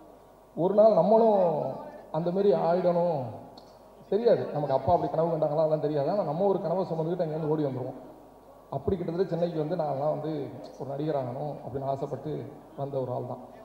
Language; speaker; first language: Tamil; native; Tamil